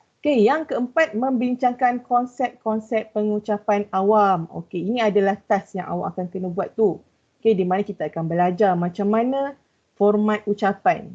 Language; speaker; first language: Malay; native; Malay